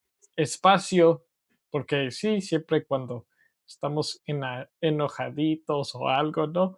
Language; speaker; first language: Spanish; non-native, learner; English